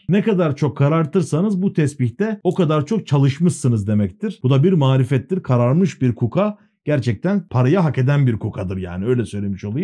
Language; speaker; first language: Turkish; native; Turkish